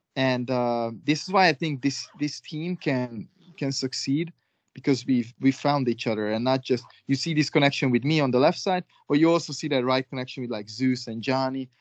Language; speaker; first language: English; non-native, fluent; Hungarian